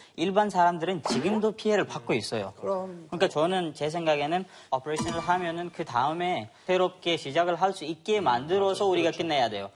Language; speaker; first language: Korean; non-native, fluent; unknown